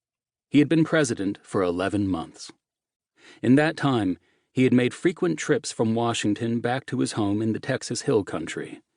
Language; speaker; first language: English; native; English